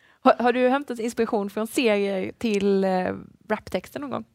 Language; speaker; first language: Swedish; native; Swedish